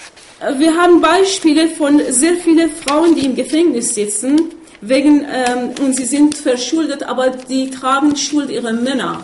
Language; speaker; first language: German; non-native, fluent; Persian